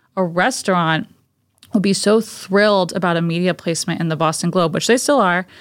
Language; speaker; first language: English; native; English